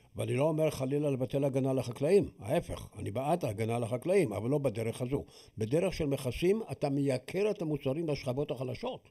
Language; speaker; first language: Hebrew; native; Hebrew